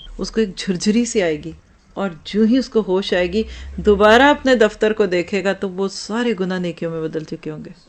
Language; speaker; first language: Urdu; native; Urdu